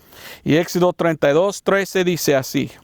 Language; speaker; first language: Spanish; non-native, learner; English